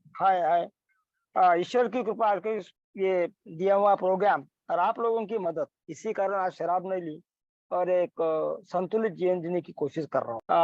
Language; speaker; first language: Hindi; non-native, local second language; Marathi